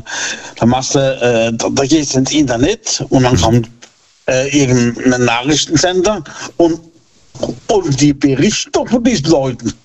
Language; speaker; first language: German; native; German